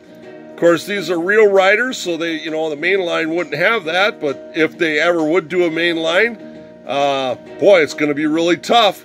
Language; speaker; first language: English; native; English